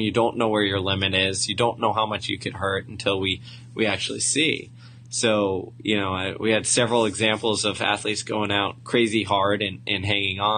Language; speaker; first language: English; native; English